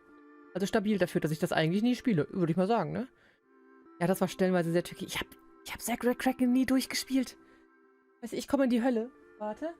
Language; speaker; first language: German; native; German